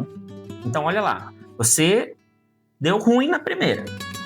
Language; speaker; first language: Portuguese; native; Portuguese